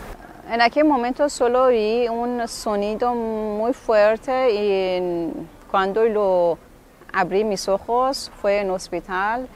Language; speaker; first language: Spanish; non-native, learner; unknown